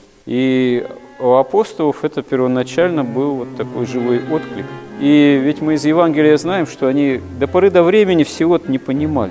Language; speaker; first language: Russian; native; Russian